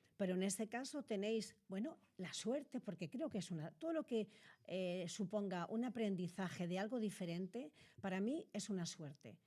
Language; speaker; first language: Spanish; native; Spanish